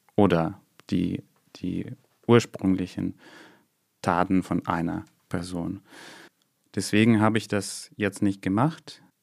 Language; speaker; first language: German; non-native, fluent; Russian